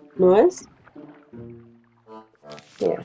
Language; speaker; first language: Spanish; non-native, learner; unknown